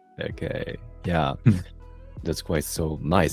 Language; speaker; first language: English; non-native, learner; Japanese